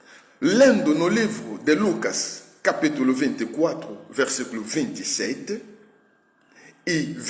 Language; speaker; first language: Portuguese; non-native, fluent; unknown